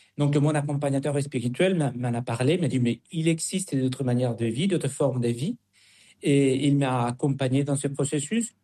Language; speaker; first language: French; non-native, fluent; Spanish